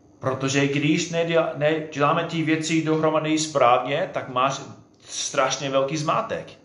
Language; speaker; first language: Czech; non-native, fluent; English